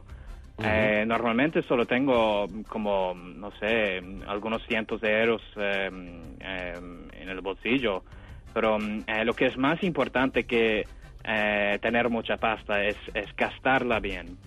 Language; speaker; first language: Spanish; non-native, fluent; English